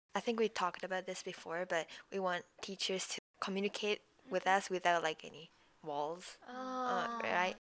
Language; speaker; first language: English; non-native, fluent; Japanese